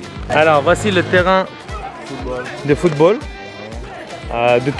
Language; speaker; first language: French; native; French